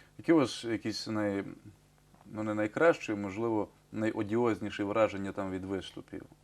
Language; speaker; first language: Ukrainian; native; Ukrainian